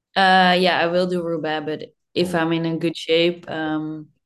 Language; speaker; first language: English; non-native, fluent; Dutch